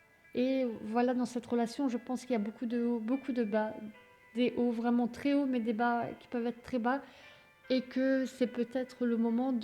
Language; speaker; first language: French; native; French